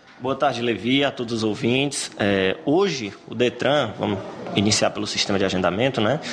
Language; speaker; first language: Portuguese; native; Portuguese